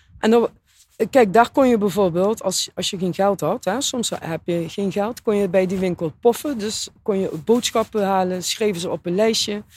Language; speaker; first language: Dutch; native; Dutch